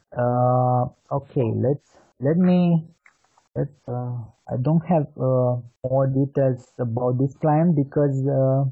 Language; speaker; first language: English; non-native, fluent; Romanian